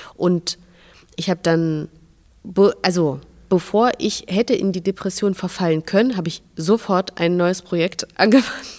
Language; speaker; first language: German; non-native, fluent; Belarusian